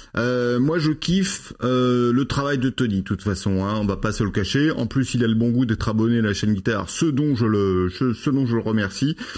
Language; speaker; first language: French; native; French